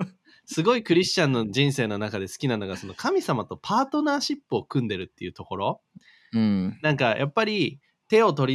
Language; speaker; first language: Japanese; native; Japanese